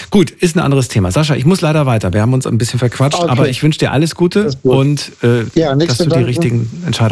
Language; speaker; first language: German; native; German